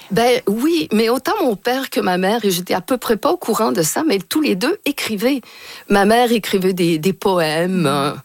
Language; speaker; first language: French; native; French